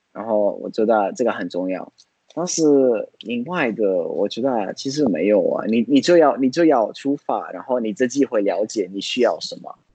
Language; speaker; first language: Chinese; non-native, fluent; Italian